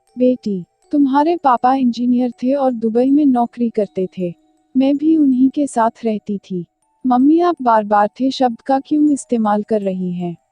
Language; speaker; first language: Hindi; native; Hindi